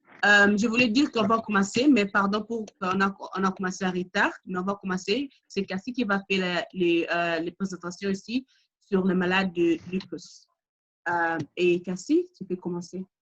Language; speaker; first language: French; non-native, learner; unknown